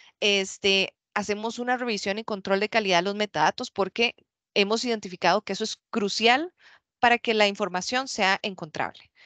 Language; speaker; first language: Spanish; native; Spanish